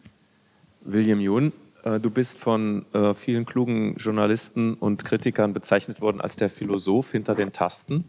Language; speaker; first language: German; native; German